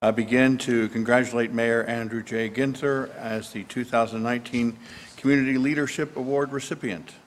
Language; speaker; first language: English; native; English